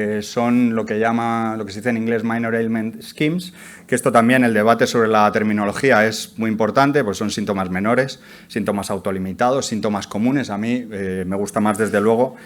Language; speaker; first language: Spanish; native; Spanish